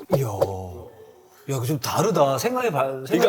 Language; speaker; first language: Korean; native; Korean